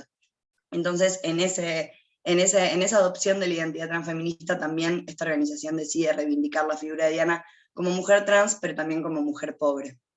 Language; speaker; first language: Spanish; native; Spanish